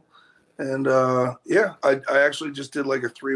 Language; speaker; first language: English; native; English